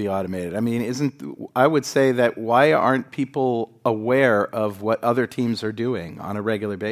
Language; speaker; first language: English; native; English